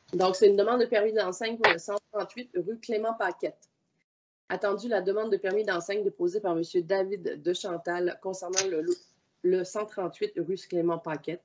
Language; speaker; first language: French; native; French